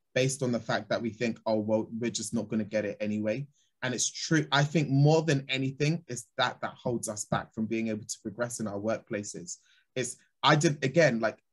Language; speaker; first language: English; native; English